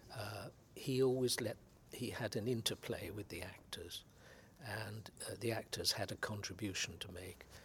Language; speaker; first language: English; native; English